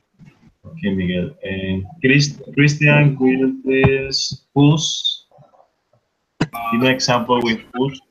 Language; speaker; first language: English; non-native, fluent; Spanish